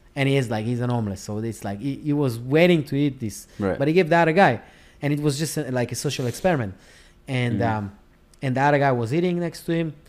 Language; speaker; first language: English; non-native, fluent; Hebrew